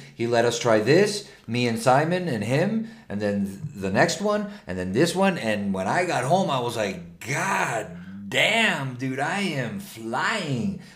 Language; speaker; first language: English; non-native, fluent; Spanish